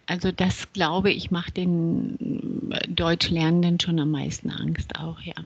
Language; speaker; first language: German; native; German